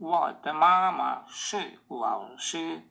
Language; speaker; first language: Chinese; non-native, learner; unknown